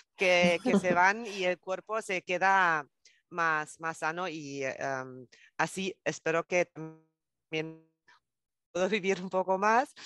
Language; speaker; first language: Spanish; non-native, fluent; German